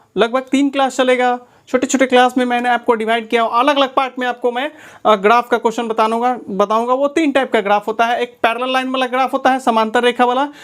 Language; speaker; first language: Hindi; native; Hindi